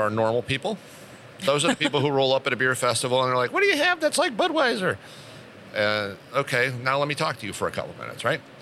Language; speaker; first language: English; native; English